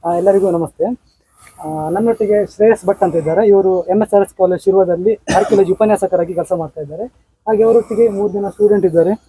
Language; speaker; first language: Kannada; non-native, local second language; Konkani